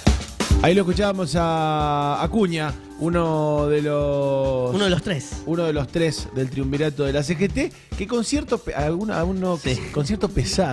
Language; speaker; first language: Spanish; native; Spanish